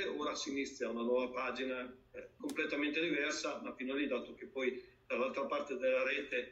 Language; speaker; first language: Italian; native; Italian